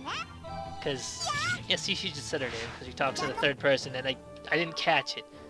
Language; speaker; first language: English; native; English